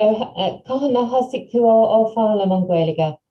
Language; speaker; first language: Irish; non-native, learner; English